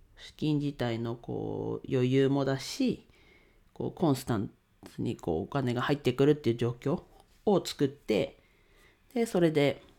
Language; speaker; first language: Japanese; native; Japanese